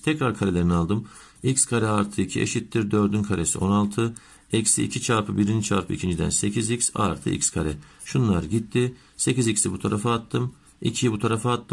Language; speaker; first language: Turkish; native; Turkish